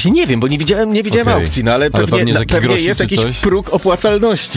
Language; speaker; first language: Polish; native; Polish